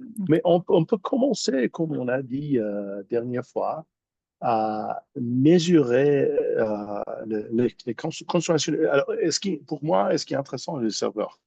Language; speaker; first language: French; non-native, fluent; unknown